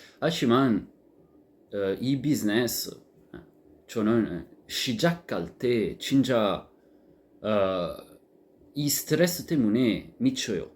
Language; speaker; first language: Korean; non-native, learner; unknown